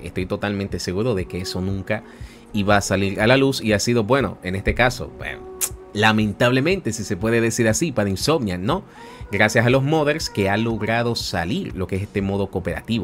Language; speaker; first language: Spanish; native; Spanish